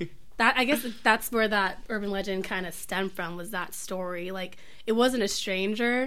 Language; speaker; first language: English; native; English